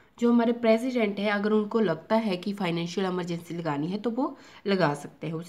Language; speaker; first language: Hindi; native; Hindi